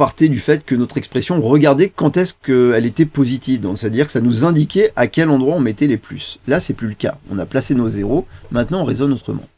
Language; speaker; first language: French; native; French